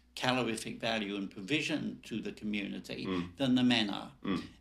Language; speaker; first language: English; native; English